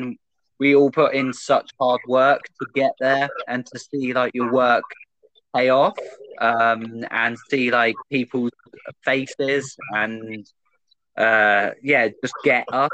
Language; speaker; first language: English; native; English